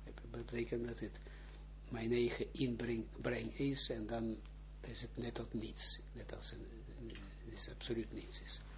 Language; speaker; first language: Dutch; non-native, fluent; Hebrew